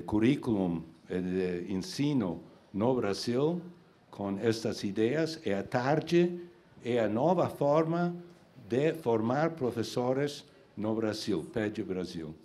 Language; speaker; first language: Portuguese; non-native, learner; Spanish